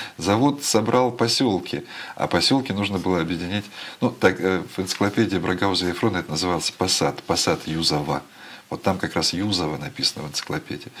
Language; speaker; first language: Russian; native; Russian